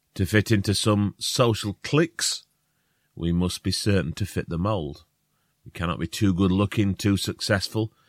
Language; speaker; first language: English; native; English